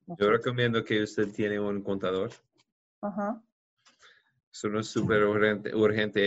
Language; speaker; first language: Spanish; non-native, fluent; English